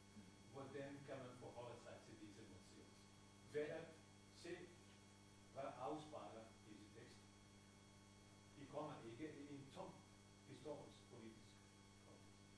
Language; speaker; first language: Danish; non-native, fluent; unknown